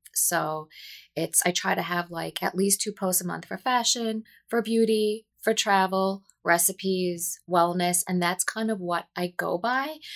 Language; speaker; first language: English; native; English